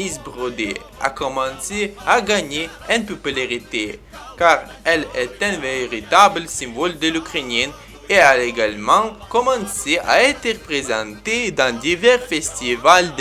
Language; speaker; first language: French; non-native, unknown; Ukrainian